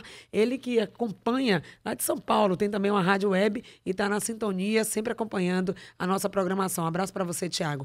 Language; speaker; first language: Portuguese; native; Portuguese